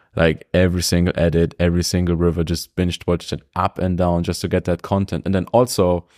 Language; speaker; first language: English; non-native, fluent; German